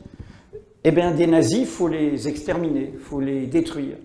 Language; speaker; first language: French; native; French